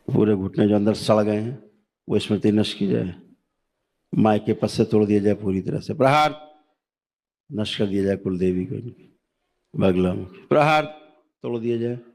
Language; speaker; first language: Hindi; native; Hindi